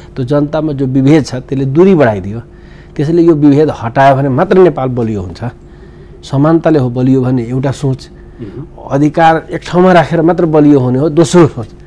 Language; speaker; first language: Nepali; non-native, local second language; Bhojpuri